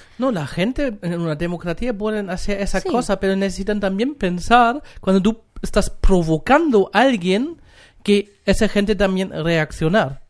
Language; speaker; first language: Spanish; non-native, fluent; German